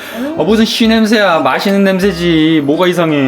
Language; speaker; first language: Korean; native; Korean